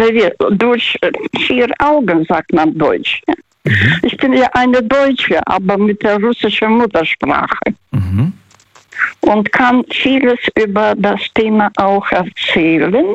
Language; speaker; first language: German; non-native, fluent; Russian